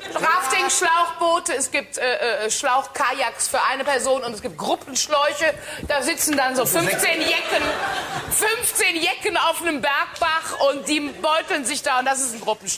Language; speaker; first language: German; native; German